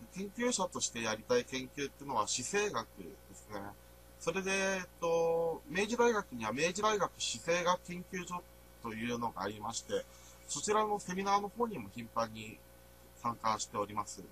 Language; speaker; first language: Japanese; native; Japanese